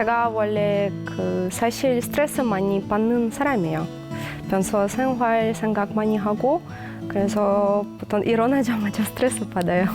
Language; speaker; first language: Korean; non-native, learner; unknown